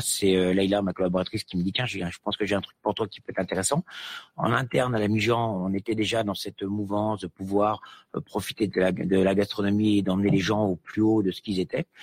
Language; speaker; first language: French; native; French